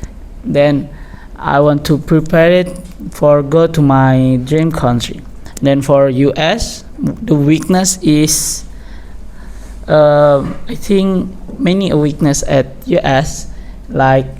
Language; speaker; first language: English; non-native, learner; Indonesian